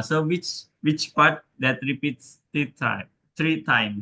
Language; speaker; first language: English; non-native, learner; Indonesian